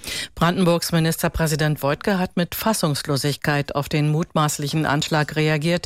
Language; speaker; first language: German; native; German